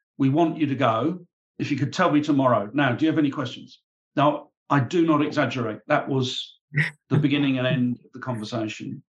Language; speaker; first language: English; native; English